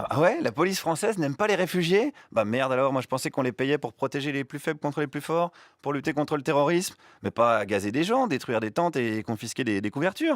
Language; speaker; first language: French; native; French